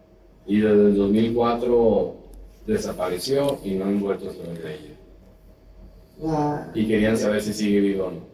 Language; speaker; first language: Spanish; native; Spanish